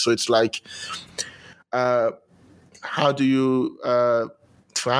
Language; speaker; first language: English; non-native, fluent; Persian